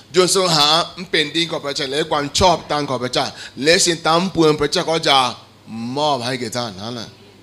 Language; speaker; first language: Thai; non-native, fluent; Igbo